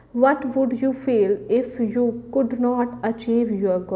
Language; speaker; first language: English; non-native, local second language; Punjabi